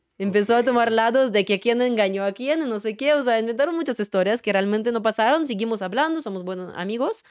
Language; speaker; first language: Spanish; non-native, fluent; Russian